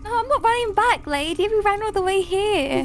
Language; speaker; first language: English; native; English